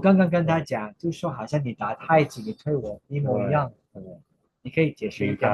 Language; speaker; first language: Chinese; early bilingual, heritage; Chinese